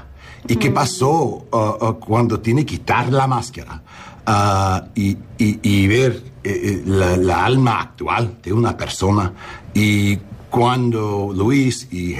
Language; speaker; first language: Spanish; early bilingual, heritage; English